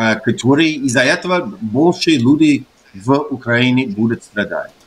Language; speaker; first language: Russian; non-native, fluent; English